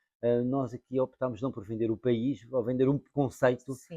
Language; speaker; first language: Portuguese; native; Portuguese